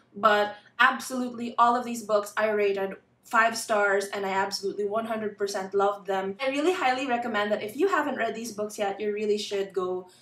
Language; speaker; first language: English; non-native, local second language; Filipino